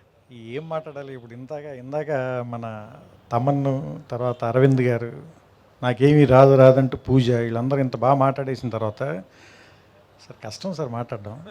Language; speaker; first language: Telugu; native; Telugu